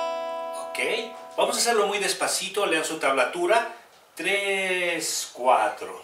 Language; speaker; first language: Spanish; native; Spanish